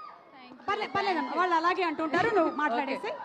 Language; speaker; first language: Telugu; native; Telugu